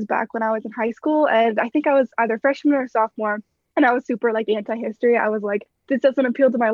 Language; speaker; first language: English; native; English